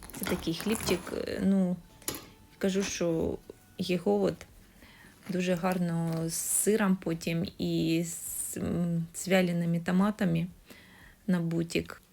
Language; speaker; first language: Ukrainian; non-native, local second language; Russian